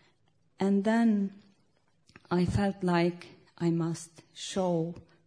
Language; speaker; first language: English; non-native, fluent; Turkish